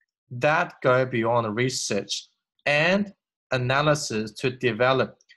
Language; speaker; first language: English; non-native, fluent; Chinese